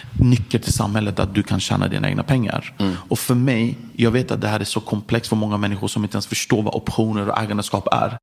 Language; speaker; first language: Swedish; early bilingual, other home language; Persian